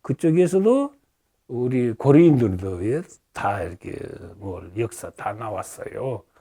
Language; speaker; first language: Korean; early bilingual, heritage; Russian